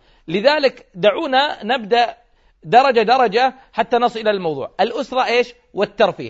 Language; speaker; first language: Arabic; native; Arabic